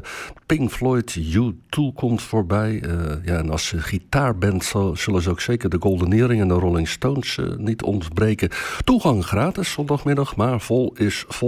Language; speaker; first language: Dutch; native; Dutch